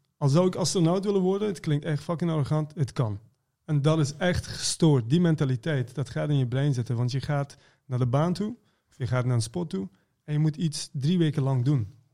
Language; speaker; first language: Dutch; early bilingual, other home language; Persian